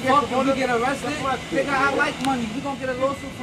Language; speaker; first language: English; native; English